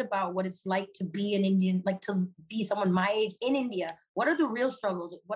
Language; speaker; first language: English; native; English